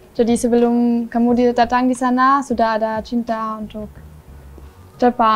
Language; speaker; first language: Indonesian; non-native, learner; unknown